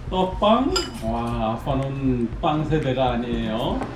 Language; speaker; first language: Korean; native; Korean